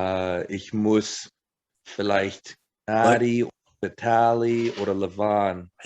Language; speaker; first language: German; non-native, learner; English